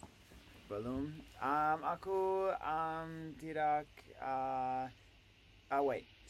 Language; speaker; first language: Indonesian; non-native, learner; English